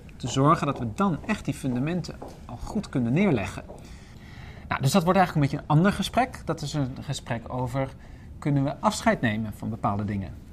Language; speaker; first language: Dutch; native; Dutch